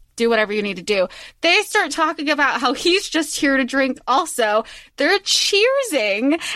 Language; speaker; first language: English; native; English